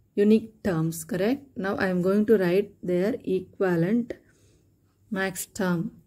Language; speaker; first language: English; non-native, local second language; Tamil